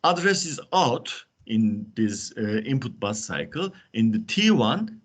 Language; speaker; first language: English; non-native, fluent; Turkish